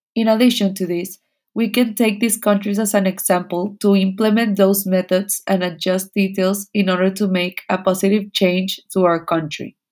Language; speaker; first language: English; non-native, fluent; Spanish